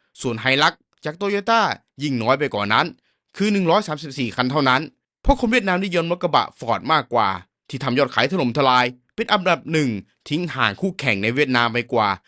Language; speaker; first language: Thai; native; Thai